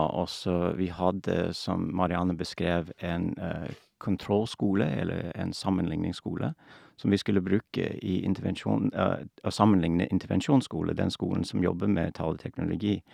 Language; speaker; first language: Norwegian; non-native, fluent; English